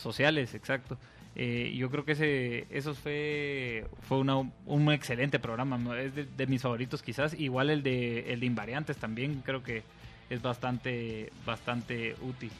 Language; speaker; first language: Spanish; native; Spanish